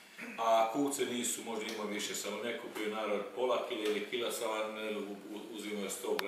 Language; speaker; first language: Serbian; non-native, local second language; Hungarian